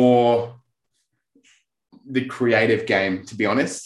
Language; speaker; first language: English; native; English